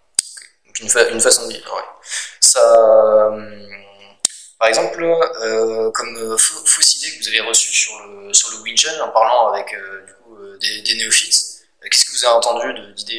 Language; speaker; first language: French; native; French